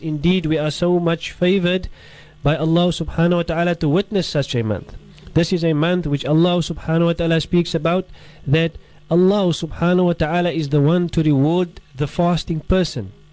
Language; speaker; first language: English; native; English